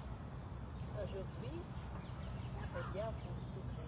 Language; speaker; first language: French; non-native, learner; Ukrainian